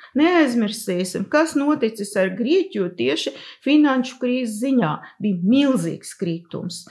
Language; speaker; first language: Latvian; non-native, local second language; Russian